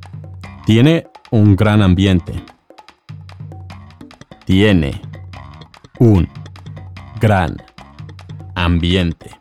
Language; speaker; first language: Spanish; non-native, fluent; English